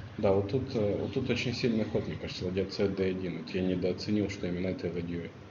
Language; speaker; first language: Russian; native; Russian